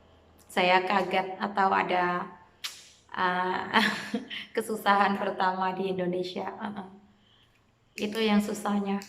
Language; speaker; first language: Indonesian; non-native, fluent; Khmer